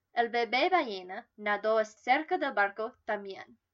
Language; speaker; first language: Spanish; non-native, learner; English